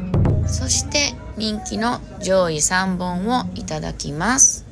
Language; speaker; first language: Japanese; native; Japanese